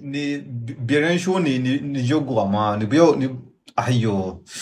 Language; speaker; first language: Chinese; non-native, fluent; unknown